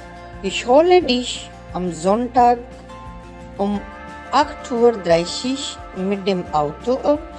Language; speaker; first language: German; non-native, learner; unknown